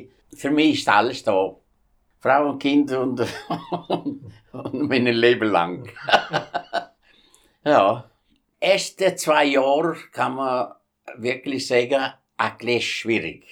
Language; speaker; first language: German; non-native, fluent; Italian